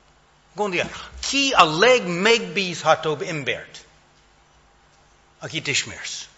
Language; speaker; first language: Hungarian; non-native, fluent; English